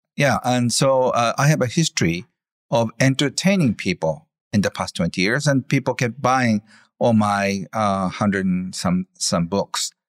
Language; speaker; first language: English; non-native, fluent; Japanese